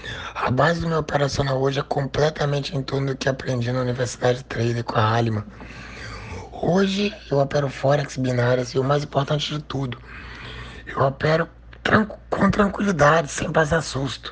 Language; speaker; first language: Portuguese; native; Portuguese